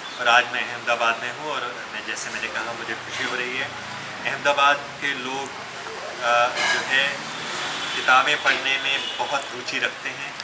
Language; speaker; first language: Hindi; native; Hindi